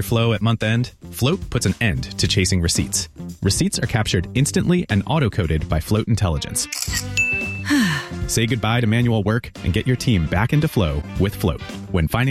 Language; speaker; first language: English; native; English